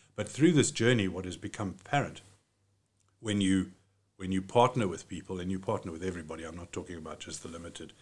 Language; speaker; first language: English; native; English